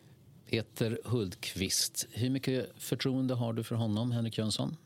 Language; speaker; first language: Swedish; native; Swedish